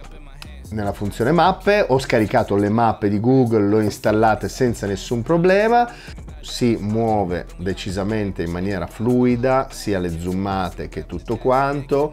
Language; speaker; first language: Italian; native; Italian